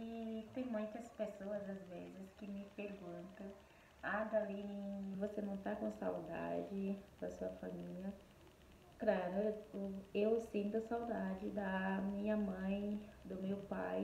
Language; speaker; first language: Portuguese; non-native, fluent; Haitian Creole